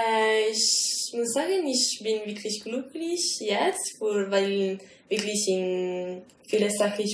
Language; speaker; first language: German; non-native, learner; Italian